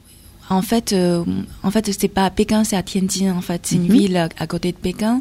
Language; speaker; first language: French; non-native, fluent; Chinese